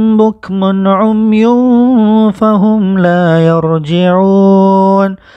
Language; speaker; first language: Arabic; non-native, fluent; Malayalam